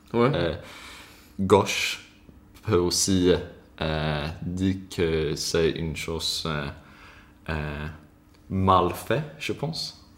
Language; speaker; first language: French; non-native, learner; Swedish